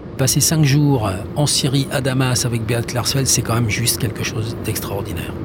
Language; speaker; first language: French; native; French